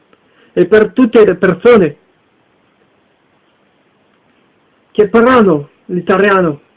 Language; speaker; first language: Italian; early bilingual, heritage; French